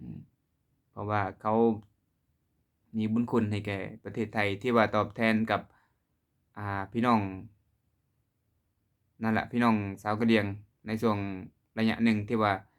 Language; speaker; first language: Thai; non-native, local second language; Lao